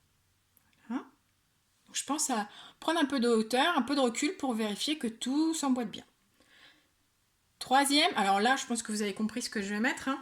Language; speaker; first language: French; native; French